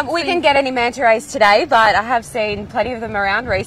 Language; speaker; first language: English; native; English